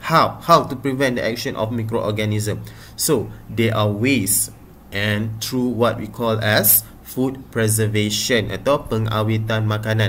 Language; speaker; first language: English; non-native, local second language; Malay